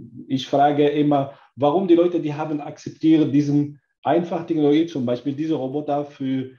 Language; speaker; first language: German; non-native, learner; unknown